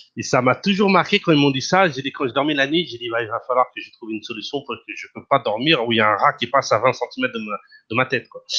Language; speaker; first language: French; non-native, fluent; Portuguese